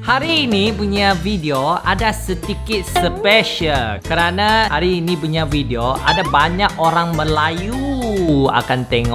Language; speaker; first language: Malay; non-native, local second language; Chinese